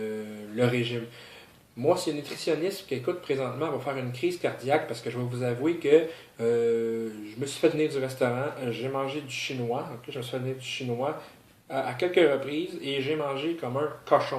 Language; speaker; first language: French; native; French